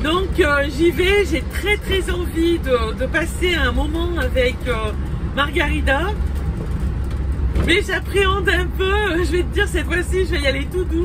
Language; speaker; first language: French; native; French